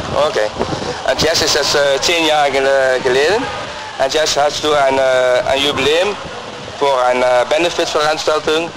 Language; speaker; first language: German; non-native, learner; Dutch